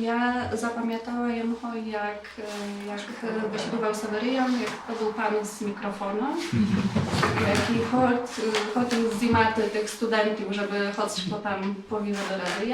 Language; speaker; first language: Polish; non-native, local second language; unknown